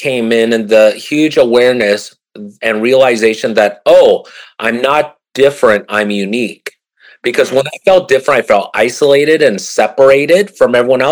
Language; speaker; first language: English; early bilingual, other home language; Japanese